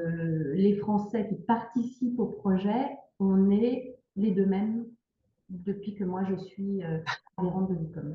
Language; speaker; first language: French; native; French